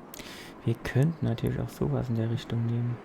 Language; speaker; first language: German; native; German